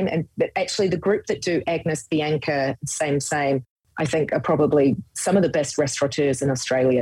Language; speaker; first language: English; native; English